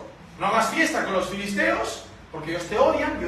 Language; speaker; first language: Spanish; native; Spanish